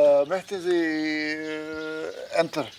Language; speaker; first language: German; non-native, learner; Bosnian